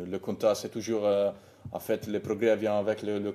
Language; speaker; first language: French; non-native, fluent; Italian